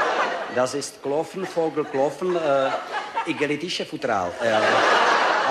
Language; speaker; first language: German; non-native, learner; Czech